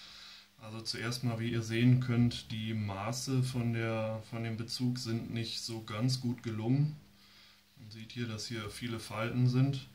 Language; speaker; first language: German; native; German